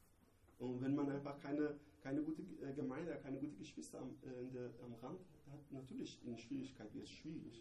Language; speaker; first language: German; non-native, learner; Persian